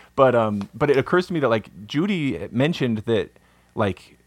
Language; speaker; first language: English; native; English